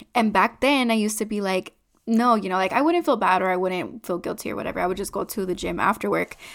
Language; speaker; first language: English; non-native, fluent; Spanish